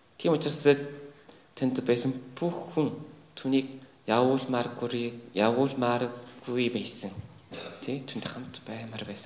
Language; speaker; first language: Mongolian; non-native, fluent; Korean